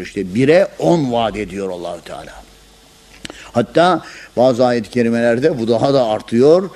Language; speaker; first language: Turkish; native; Turkish